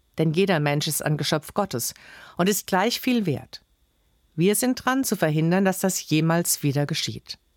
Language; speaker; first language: German; native; German